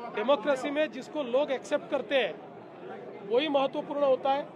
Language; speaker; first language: Hindi; non-native, local second language; Marathi